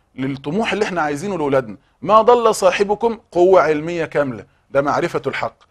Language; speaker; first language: Arabic; native; Arabic